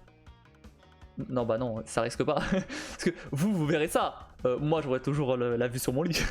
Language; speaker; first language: French; native; French